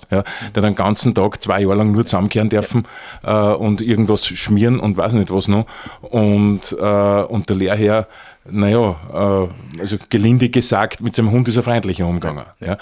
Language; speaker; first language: German; native; German